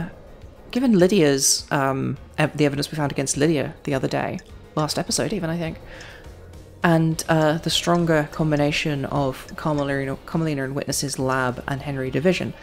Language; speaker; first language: English; native; English